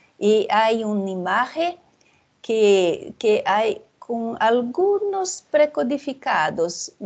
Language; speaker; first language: Spanish; non-native, fluent; Portuguese